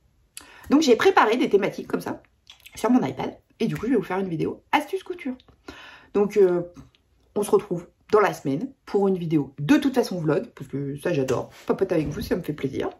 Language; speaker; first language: French; native; French